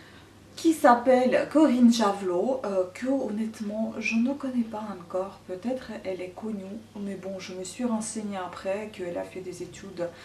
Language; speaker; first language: French; non-native, fluent; Russian